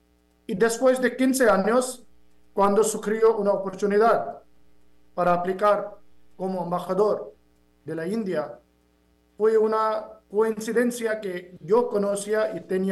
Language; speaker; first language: Spanish; non-native, fluent; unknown